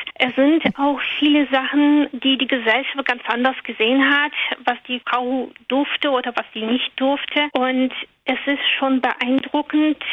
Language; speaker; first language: German; non-native, fluent; Russian